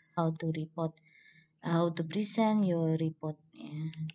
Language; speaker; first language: English; non-native, fluent; Indonesian